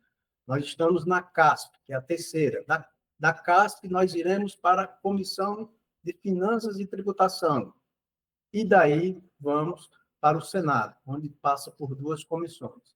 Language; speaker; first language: Portuguese; native; Portuguese